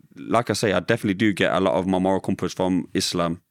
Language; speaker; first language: English; native; English